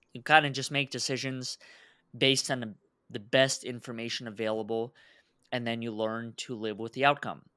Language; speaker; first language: English; early bilingual, other home language; Russian